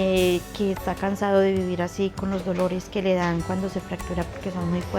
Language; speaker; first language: Spanish; native; Spanish